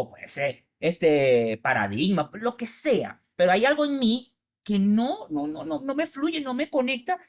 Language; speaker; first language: Spanish; native; Spanish